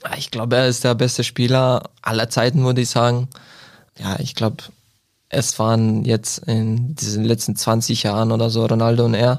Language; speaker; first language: German; non-native, fluent; Croatian